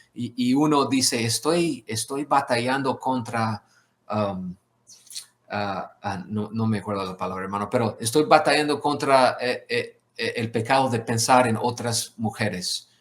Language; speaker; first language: Spanish; non-native, fluent; English